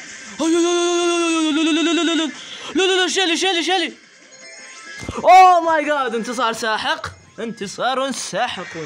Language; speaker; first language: Arabic; native; Arabic